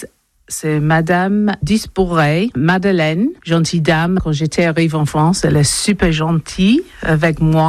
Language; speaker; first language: French; non-native, learner; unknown